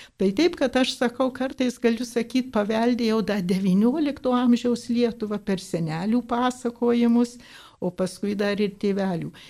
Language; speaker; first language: Lithuanian; early bilingual, heritage; Lithuanian